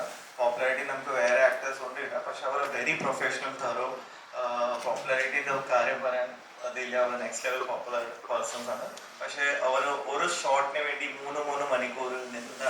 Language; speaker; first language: Malayalam; early bilingual, heritage; Malayalam